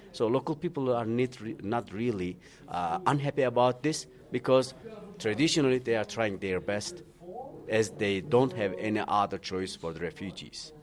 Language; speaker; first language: English; non-native, fluent; Turkish